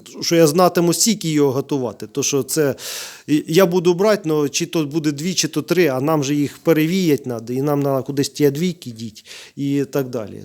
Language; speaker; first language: Ukrainian; native; Ukrainian